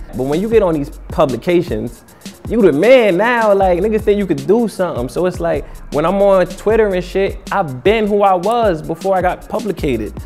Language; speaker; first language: English; native; English